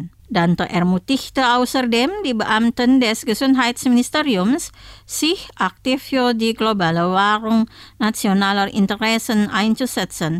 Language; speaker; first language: German; non-native, fluent; Indonesian